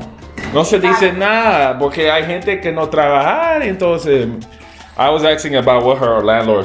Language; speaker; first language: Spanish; non-native, learner; English